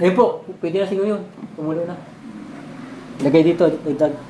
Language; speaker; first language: Filipino; native; Filipino